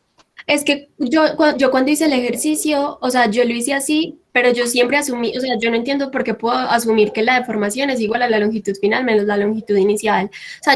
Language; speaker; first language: Spanish; native; Spanish